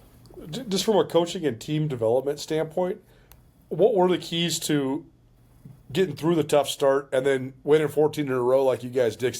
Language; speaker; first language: English; native; English